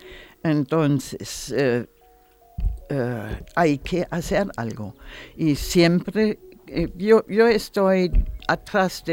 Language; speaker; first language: Spanish; non-native, learner; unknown